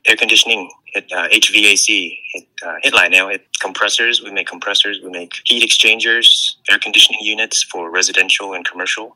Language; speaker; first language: English; early bilingual, other home language; Lao